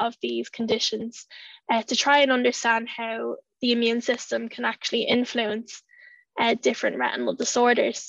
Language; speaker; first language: English; native; English